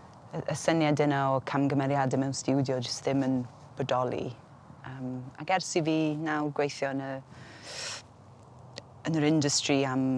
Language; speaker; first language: Welsh; native; Welsh